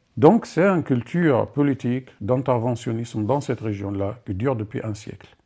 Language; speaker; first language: French; non-native, fluent; Arabic